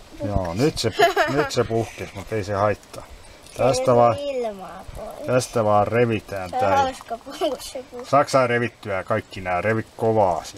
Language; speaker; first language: Finnish; native; Finnish